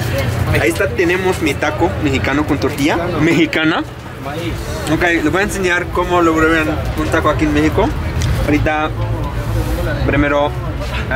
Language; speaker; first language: Spanish; non-native, learner; Arabic